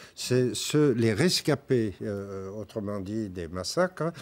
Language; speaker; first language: French; native; French